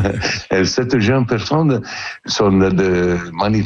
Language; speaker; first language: French; non-native, learner; Italian